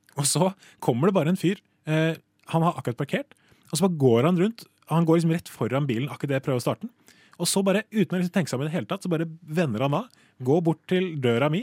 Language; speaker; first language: Norwegian; native; Norwegian